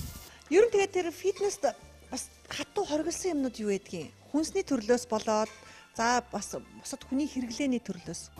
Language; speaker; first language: Mongolian; native; Mongolian